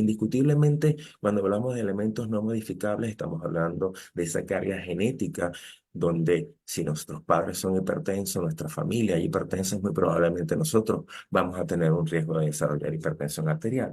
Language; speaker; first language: Spanish; native; Spanish